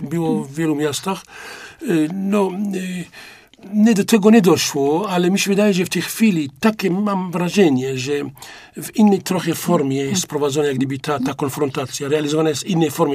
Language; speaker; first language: Polish; non-native, fluent; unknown